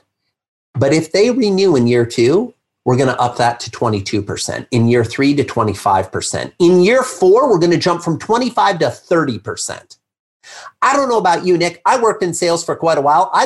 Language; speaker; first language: English; native; English